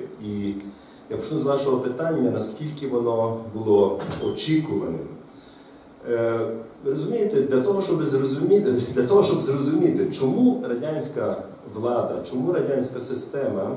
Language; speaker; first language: Ukrainian; native; Ukrainian